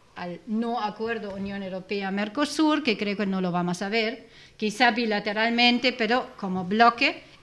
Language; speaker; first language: Spanish; non-native, fluent; German